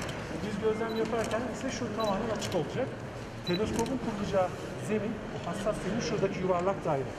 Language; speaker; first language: Turkish; native; Turkish